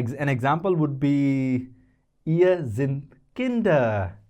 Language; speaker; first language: German; non-native, fluent; Hindi